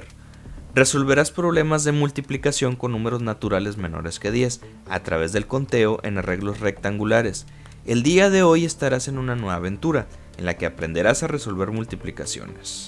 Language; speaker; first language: Spanish; native; Spanish